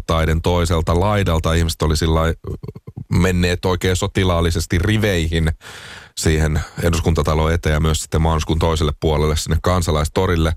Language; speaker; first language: Finnish; native; Finnish